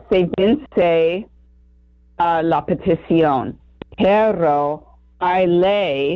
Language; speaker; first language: Spanish; non-native, learner; English